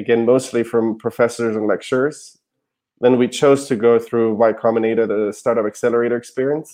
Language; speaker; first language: English; non-native, fluent; German